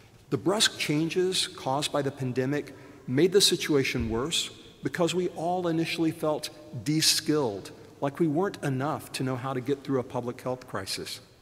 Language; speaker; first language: English; native; English